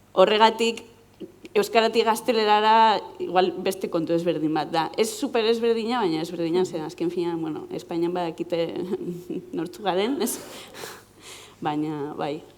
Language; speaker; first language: Basque; non-native, local second language; Spanish